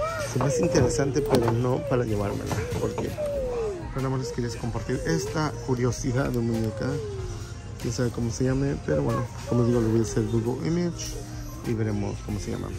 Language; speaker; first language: Spanish; native; Spanish